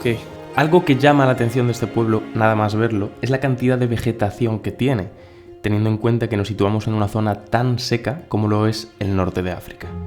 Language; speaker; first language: Spanish; native; Spanish